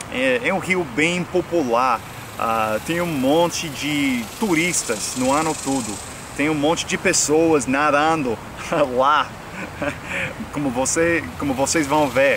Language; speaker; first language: Portuguese; non-native, fluent; English